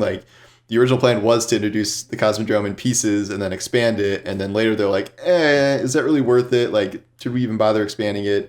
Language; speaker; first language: English; native; English